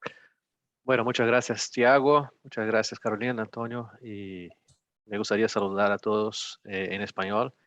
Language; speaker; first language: Spanish; non-native, fluent; Portuguese